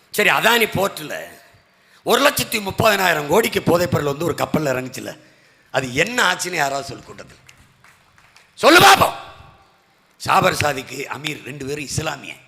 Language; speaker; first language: Tamil; native; Tamil